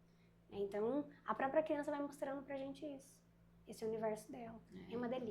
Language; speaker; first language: Portuguese; native; Portuguese